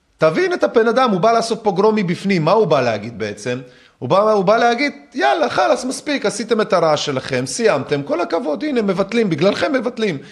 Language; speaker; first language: Hebrew; early bilingual, other home language; Russian